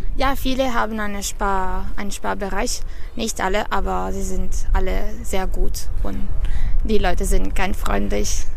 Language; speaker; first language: German; non-native, learner; Italian